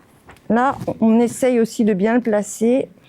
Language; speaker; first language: French; native; French